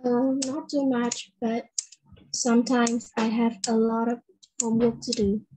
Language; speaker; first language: English; non-native, learner; Vietnamese